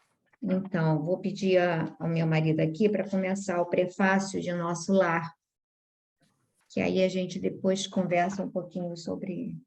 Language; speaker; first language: Portuguese; native; Portuguese